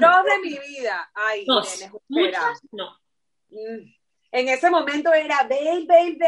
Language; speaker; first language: Spanish; native; Spanish